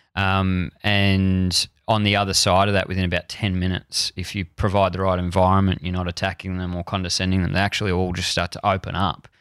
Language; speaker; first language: English; native; English